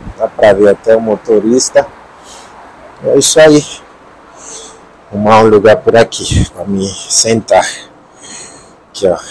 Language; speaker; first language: Portuguese; non-native, learner; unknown